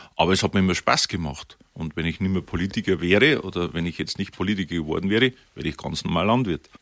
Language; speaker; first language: German; native; German